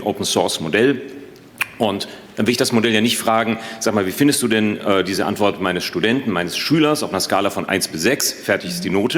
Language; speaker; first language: German; native; German